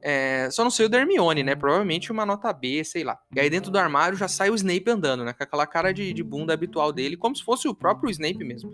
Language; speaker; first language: Portuguese; native; Portuguese